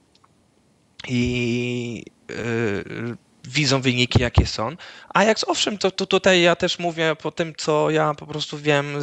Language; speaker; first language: Polish; early bilingual, other home language; Dutch